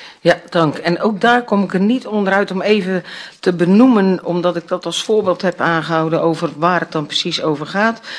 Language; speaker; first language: Dutch; native; Dutch